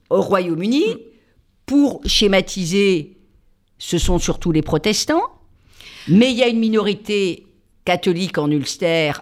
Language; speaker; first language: French; native; French